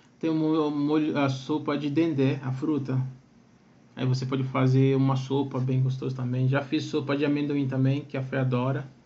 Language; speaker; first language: Portuguese; non-native, fluent; Akan